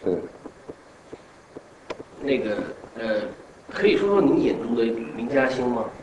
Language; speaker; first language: Chinese; native; Chinese